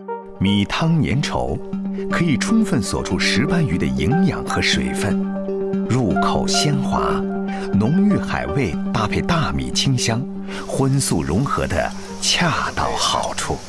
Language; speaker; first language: Chinese; native; Chinese